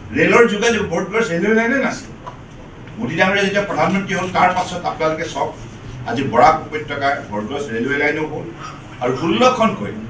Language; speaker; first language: Assamese; native; Assamese